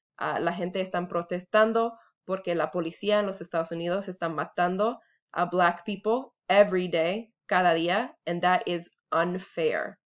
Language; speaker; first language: Spanish; non-native, fluent; English